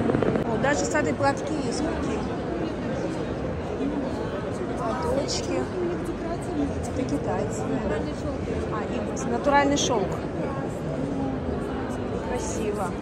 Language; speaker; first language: Russian; native; Russian